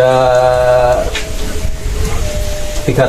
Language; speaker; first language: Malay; non-native, local second language; Javanese